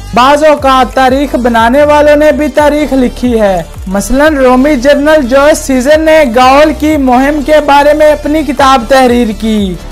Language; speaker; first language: Urdu; native; Urdu